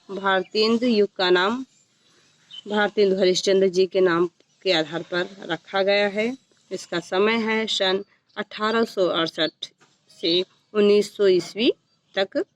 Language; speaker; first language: Hindi; native; Hindi